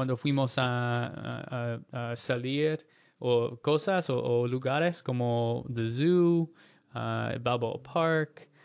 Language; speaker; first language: Spanish; non-native, learner; English